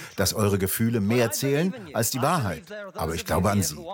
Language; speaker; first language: German; non-native, fluent; Russian